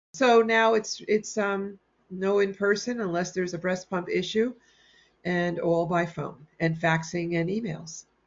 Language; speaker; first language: English; native; English